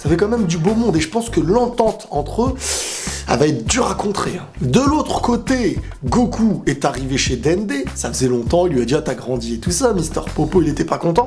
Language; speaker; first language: French; native; French